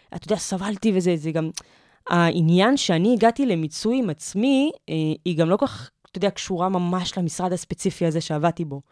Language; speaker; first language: Hebrew; native; Hebrew